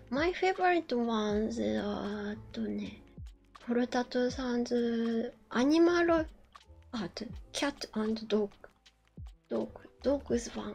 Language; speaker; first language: English; non-native, learner; Japanese